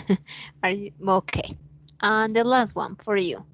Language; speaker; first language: English; non-native, learner; Spanish